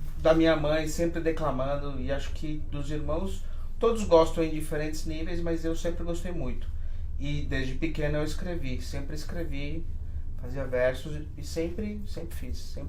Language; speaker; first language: Portuguese; early bilingual, other home language; Spanish